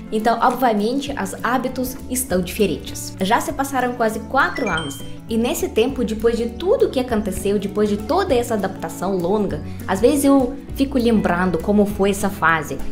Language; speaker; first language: Portuguese; non-native, fluent; Russian